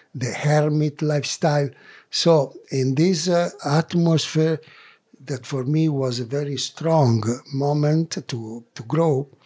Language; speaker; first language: English; non-native, learner; Italian